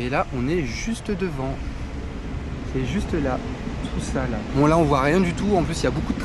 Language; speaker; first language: French; native; French